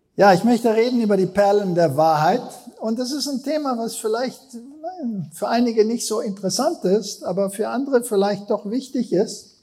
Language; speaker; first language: German; non-native, fluent; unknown